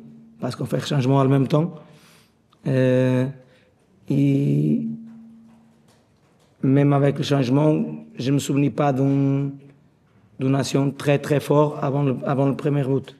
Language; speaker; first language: French; non-native, learner; Portuguese